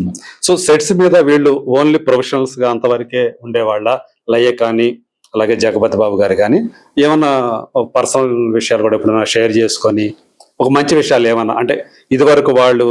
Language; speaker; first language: Telugu; native; Telugu